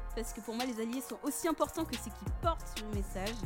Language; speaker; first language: French; native; French